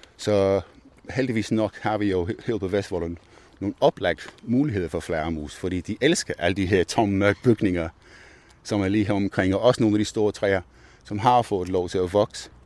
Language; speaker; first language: Danish; non-native, fluent; English